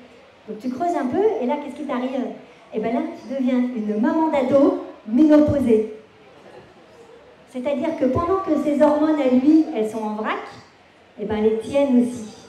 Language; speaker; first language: French; native; French